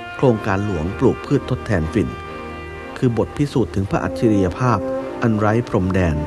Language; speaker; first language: Thai; native; Thai